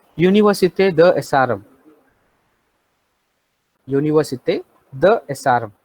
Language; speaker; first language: French; non-native, fluent; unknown